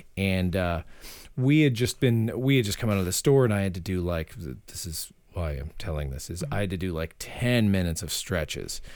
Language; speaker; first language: English; native; English